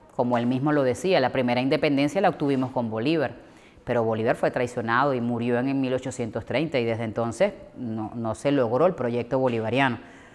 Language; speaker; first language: Spanish; native; Spanish